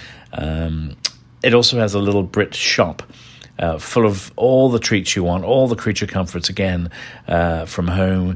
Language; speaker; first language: English; native; English